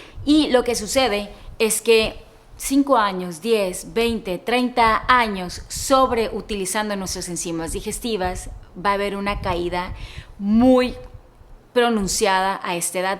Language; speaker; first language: Spanish; native; Spanish